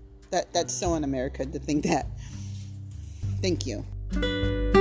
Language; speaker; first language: English; early bilingual, other home language; Spanish